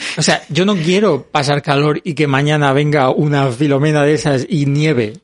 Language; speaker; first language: Spanish; native; Spanish